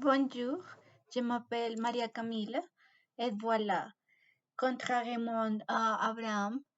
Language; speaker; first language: French; non-native, learner; Spanish